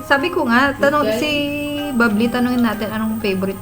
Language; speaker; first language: Filipino; native; Filipino